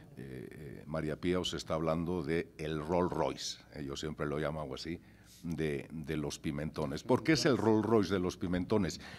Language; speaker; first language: Spanish; native; Spanish